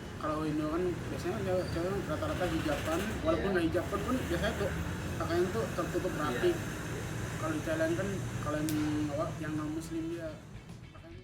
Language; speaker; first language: Indonesian; non-native, fluent; Thai